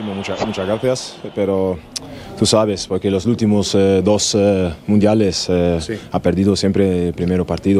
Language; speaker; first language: Spanish; non-native, learner; German